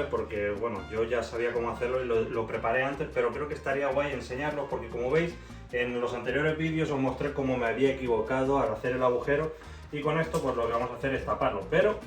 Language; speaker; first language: Spanish; native; Spanish